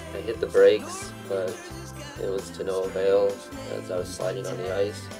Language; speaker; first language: English; native; English